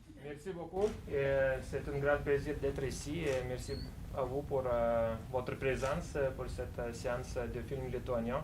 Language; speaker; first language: French; non-native, fluent; Lithuanian